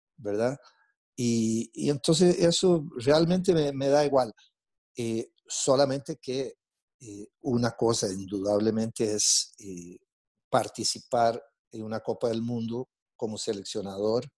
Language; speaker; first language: Spanish; non-native, fluent; Portuguese